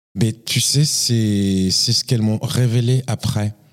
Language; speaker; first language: French; native; French